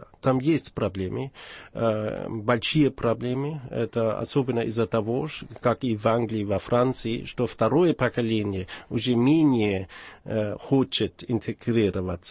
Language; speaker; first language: Russian; non-native, fluent; German